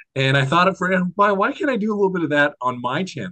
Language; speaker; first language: English; native; English